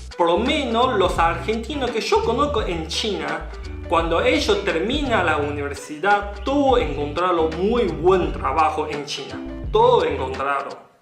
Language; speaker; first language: Spanish; non-native, learner; Chinese